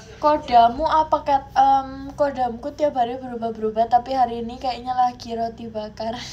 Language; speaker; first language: Indonesian; native; Indonesian